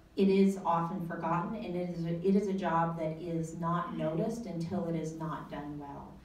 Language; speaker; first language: English; native; English